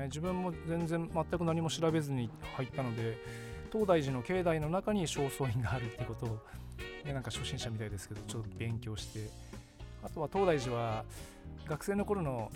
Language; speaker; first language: Japanese; native; Japanese